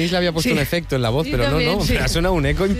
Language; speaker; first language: Spanish; native; Spanish